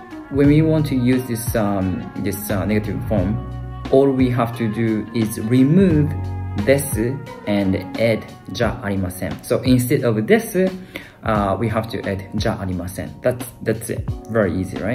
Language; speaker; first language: English; non-native, fluent; Japanese